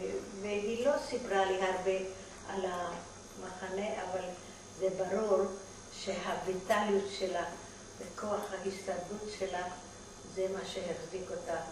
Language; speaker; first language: Hebrew; non-native, fluent; German